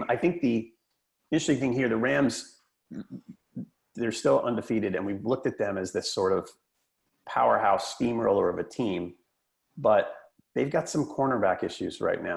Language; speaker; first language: English; native; English